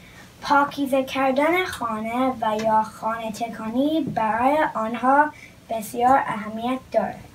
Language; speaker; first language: Persian; early bilingual, heritage; Persian